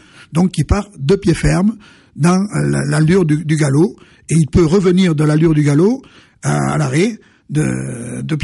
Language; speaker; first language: French; native; French